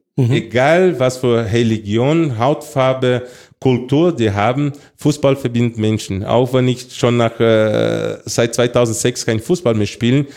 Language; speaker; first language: German; non-native, fluent; Portuguese